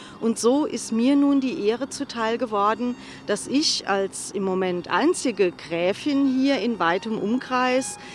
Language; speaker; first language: German; native; German